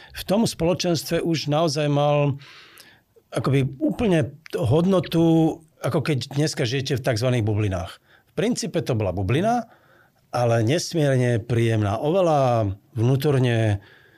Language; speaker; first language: Slovak; early bilingual, other home language; Czech